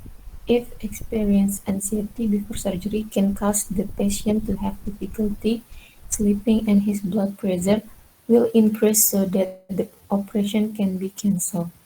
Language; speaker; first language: English; non-native, learner; Indonesian